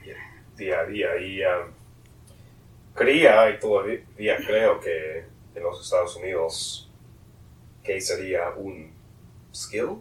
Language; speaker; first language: Spanish; non-native, learner; English